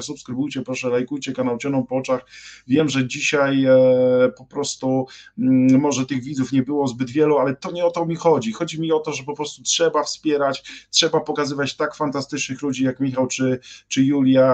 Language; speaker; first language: Polish; native; Polish